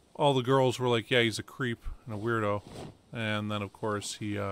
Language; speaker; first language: English; native; English